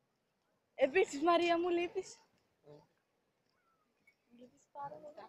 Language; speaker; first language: Greek; early bilingual, other home language; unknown